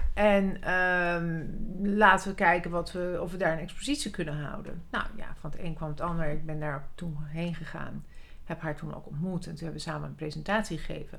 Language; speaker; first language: Dutch; early bilingual, other home language; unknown